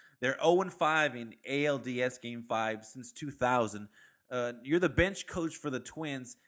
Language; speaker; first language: English; native; English